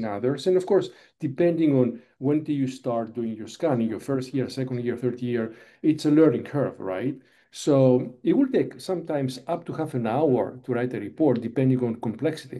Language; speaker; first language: English; non-native, fluent; Greek